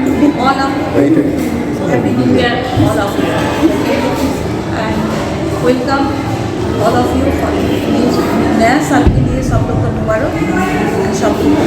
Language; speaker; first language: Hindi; non-native, local second language; Bangla